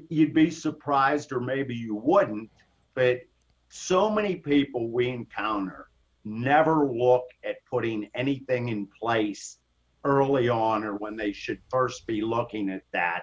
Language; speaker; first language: English; native; English